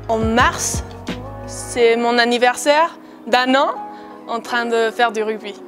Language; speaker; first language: French; non-native, fluent; Spanish